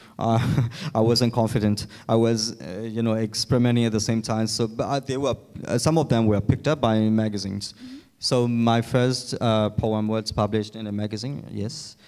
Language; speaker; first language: English; non-native, fluent; Burmese